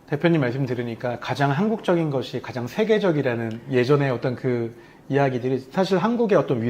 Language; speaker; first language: Korean; native; Korean